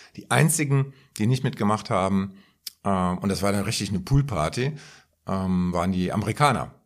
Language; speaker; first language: German; native; German